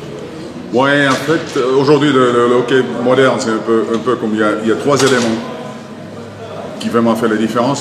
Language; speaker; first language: French; non-native, fluent; Finnish